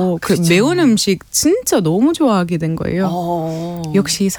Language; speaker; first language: Korean; non-native, fluent; Arabic